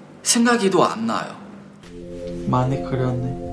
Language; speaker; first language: Korean; non-native, fluent; Chinese